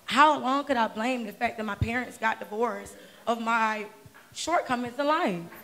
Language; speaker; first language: English; native; English